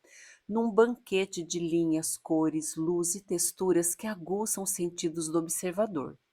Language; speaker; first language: Portuguese; native; Portuguese